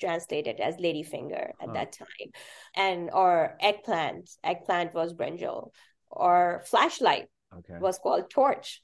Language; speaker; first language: English; non-native, local second language; Urdu